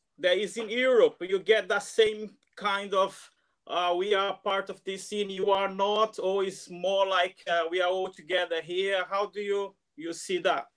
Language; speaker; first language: English; non-native, fluent; Portuguese